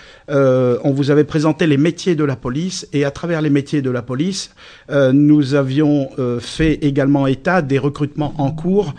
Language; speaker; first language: French; native; French